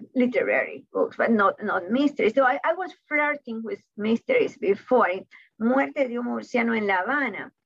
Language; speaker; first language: English; non-native, fluent; Spanish